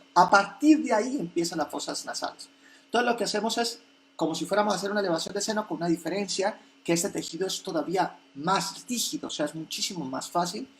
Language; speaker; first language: Spanish; native; Spanish